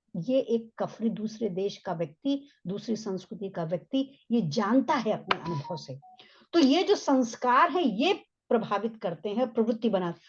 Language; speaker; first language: Hindi; native; Hindi